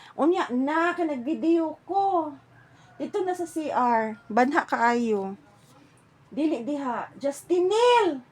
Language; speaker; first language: Filipino; native; Filipino